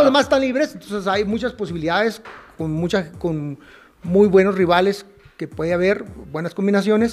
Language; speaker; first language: Spanish; native; Spanish